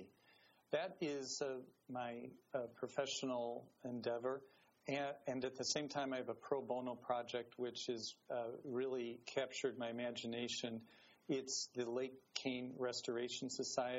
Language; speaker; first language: English; native; English